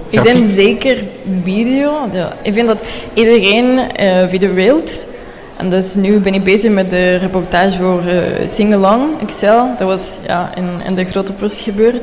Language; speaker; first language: Dutch; non-native, learner; Spanish